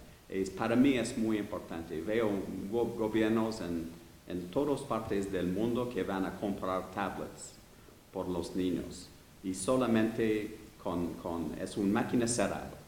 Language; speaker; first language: Spanish; non-native, learner; English